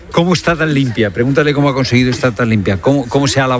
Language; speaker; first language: Spanish; native; Spanish